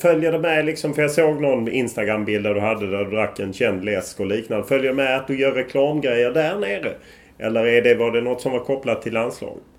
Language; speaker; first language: Swedish; native; Swedish